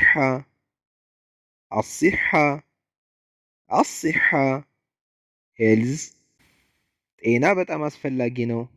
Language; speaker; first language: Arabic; non-native, fluent; Amharic